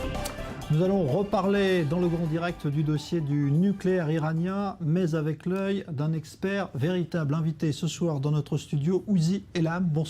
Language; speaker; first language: French; native; French